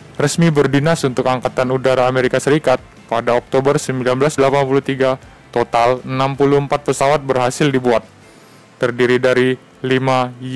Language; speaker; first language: Indonesian; native; Indonesian